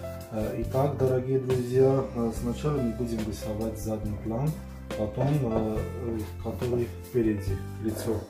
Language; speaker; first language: Russian; non-native, fluent; Armenian